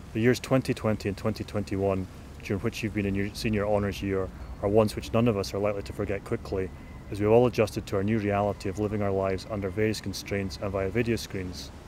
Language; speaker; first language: English; native; English